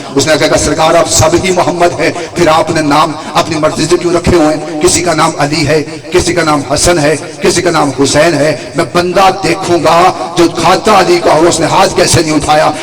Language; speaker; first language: Urdu; non-native, local second language; Punjabi